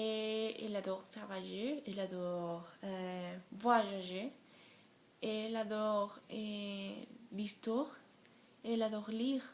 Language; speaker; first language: French; non-native, learner; Spanish